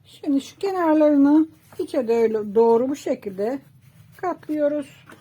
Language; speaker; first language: Turkish; native; Turkish